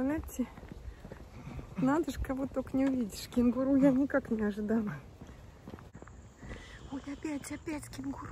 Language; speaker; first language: Russian; native; Russian